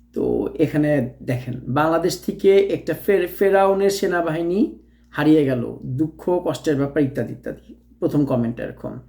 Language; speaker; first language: Bangla; native; Bangla